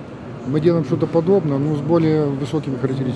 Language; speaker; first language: Russian; native; Russian